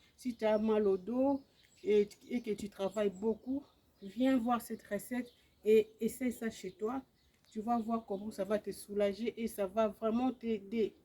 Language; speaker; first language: French; non-native, local second language; Lingala